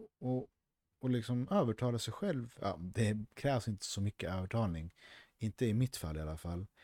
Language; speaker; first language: Swedish; early bilingual, other home language; Spanish